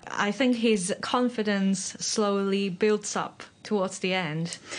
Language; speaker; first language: English; non-native, local second language; Cantonese